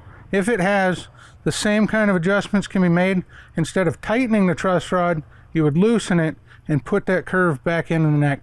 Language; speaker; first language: English; native; English